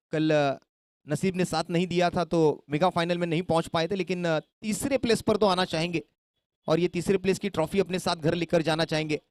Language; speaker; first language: Hindi; non-native, local second language; Marathi